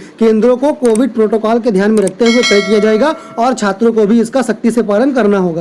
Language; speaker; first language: Hindi; native; Hindi